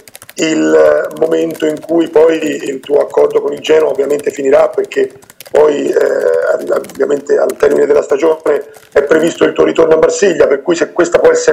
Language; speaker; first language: Italian; native; Italian